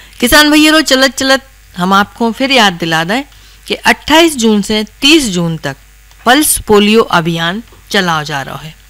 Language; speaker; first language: Hindi; native; Hindi